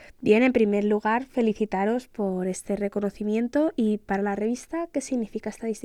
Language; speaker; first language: Spanish; native; Spanish